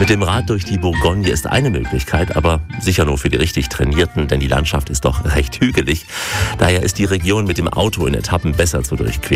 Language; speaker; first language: German; native; German